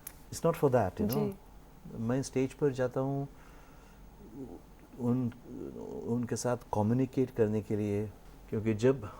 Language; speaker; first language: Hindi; non-native, local second language; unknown